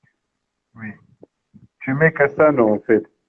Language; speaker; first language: French; non-native, local second language; Arabic